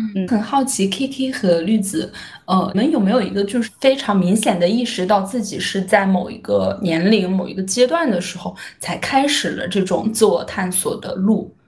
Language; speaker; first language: Chinese; native; Chinese